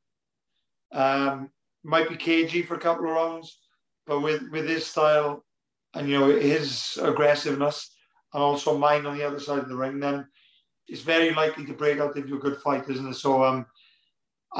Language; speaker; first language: English; native; English